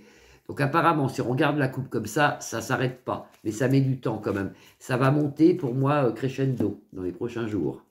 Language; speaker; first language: French; native; French